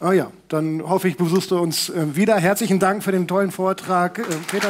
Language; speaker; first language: German; native; German